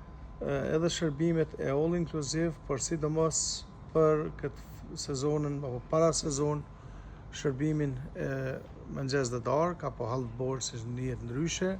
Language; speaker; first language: Albanian; native; Albanian